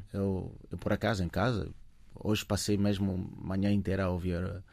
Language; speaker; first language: Portuguese; non-native, fluent; French